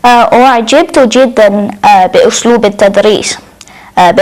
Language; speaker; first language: Arabic; non-native, learner; English